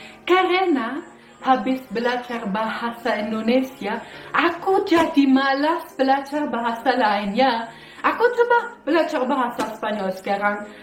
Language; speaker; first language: Indonesian; non-native, fluent; German